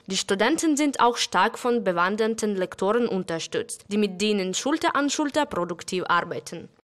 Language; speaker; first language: German; non-native, fluent; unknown